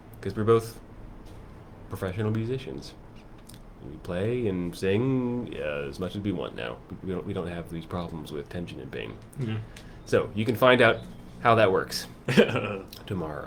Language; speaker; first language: English; native; English